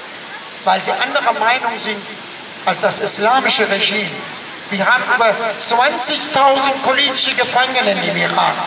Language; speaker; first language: German; non-native, fluent; Persian